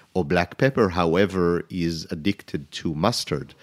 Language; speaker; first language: English; non-native, fluent; Hebrew